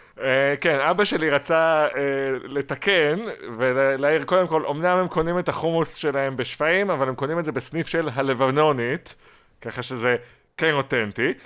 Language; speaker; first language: Hebrew; native; Hebrew